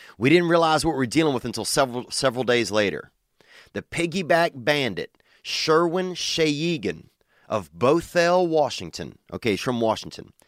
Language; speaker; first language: English; native; English